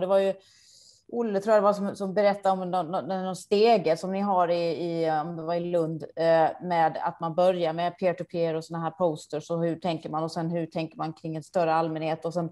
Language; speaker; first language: Swedish; native; Swedish